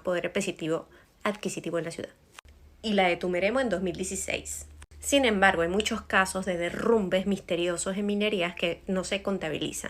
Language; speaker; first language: Spanish; native; Spanish